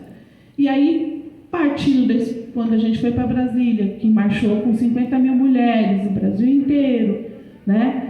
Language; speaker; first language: Portuguese; native; Portuguese